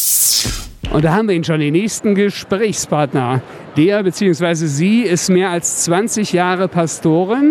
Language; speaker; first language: German; native; German